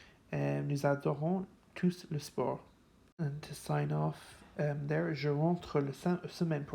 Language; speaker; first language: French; non-native, fluent; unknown